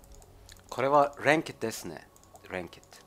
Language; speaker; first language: Japanese; non-native, learner; German